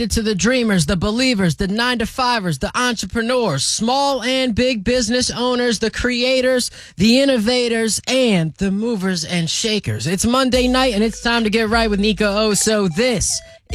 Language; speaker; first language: English; native; English